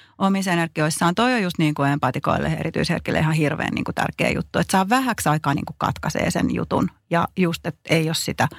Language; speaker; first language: Finnish; native; Finnish